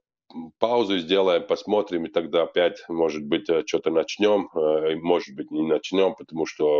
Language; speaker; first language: Russian; non-native, local second language; Latvian